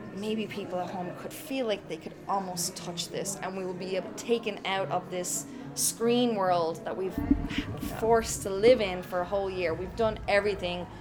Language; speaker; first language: English; native; English